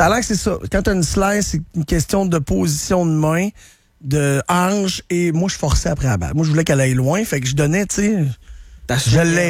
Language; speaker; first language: French; native; French